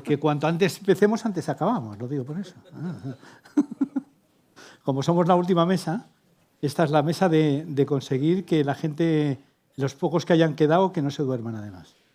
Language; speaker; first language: Spanish; native; Spanish